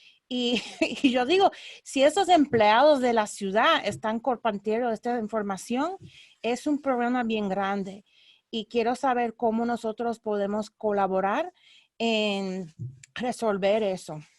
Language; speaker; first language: Spanish; early bilingual, heritage; Spanish